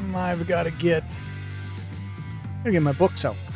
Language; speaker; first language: English; native; English